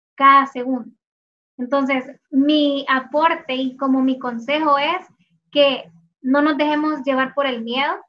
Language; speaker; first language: Spanish; native; Spanish